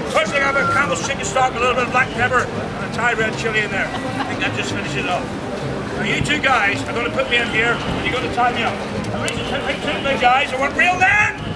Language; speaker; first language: English; native; English